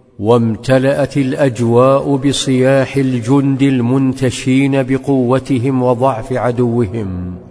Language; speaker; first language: Arabic; native; Arabic